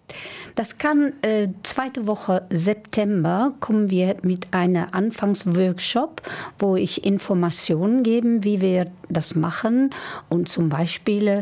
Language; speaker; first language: German; non-native, fluent; Dutch